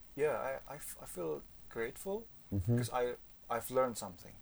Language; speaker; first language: English; non-native, fluent; Indonesian